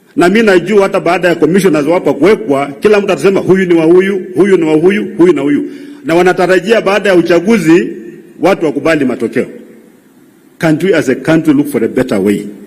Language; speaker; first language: Swahili; non-native, local second language; Luyia